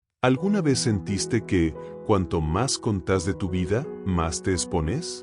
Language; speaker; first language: Spanish; native; Spanish